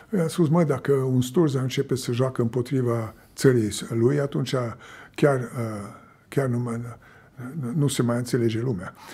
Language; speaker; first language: Romanian; early bilingual, heritage; Romanian